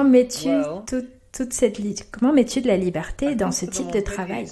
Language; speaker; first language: French; native; French